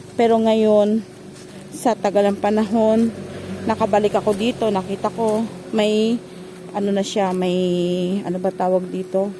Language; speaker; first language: Filipino; non-native, local second language; Cebuano